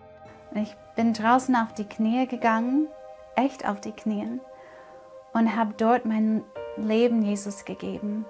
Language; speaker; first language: German; non-native, fluent; English